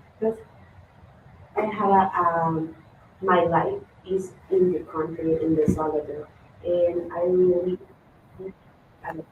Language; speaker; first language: English; non-native, learner; Spanish